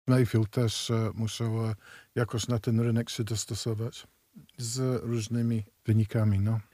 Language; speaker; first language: Polish; early bilingual, heritage; Polish